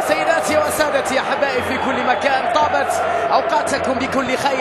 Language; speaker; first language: Arabic; native; Arabic